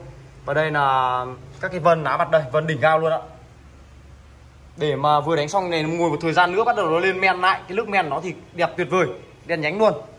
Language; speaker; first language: Vietnamese; native; Vietnamese